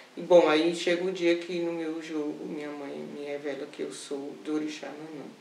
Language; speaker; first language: Portuguese; native; Portuguese